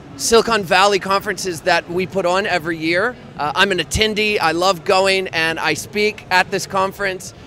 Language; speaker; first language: English; native; English